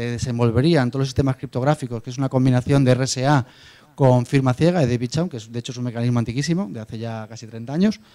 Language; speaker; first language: Spanish; native; Spanish